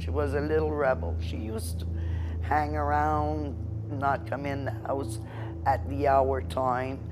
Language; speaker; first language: English; non-native, local second language; French